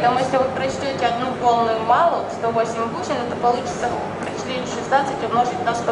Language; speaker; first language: Russian; native; Russian